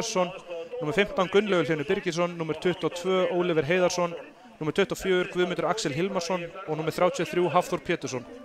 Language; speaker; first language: Icelandic; native; Icelandic